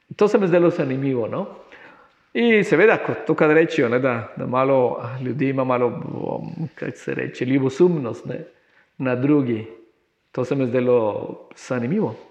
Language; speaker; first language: Slovenian; non-native, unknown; Spanish